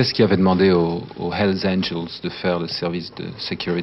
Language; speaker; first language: French; native; French